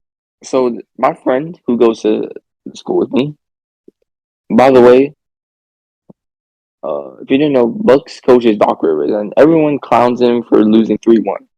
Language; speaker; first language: English; native; English